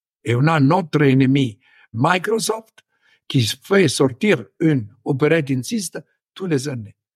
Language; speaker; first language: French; non-native, fluent; Italian